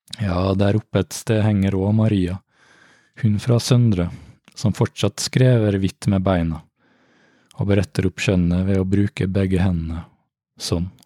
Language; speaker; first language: Norwegian; native; Norwegian